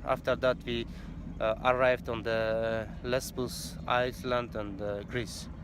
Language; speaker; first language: English; non-native, learner; Persian